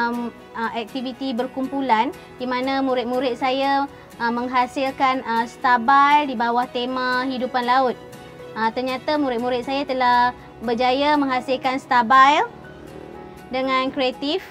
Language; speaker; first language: Malay; native; Malay